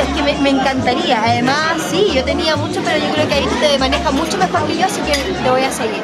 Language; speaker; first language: Spanish; native; Spanish